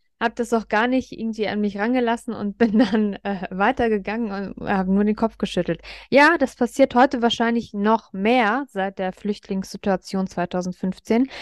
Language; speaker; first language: German; native; German